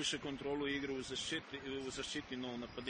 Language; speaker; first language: Russian; non-native, learner; Serbian